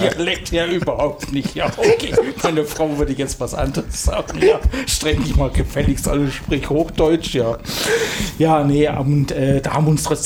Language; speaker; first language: German; native; German